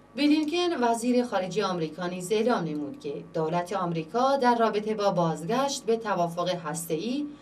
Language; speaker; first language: Persian; non-native, local second language; Central Kurdish